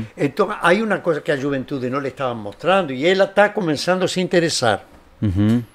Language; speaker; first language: Portuguese; non-native, fluent; Spanish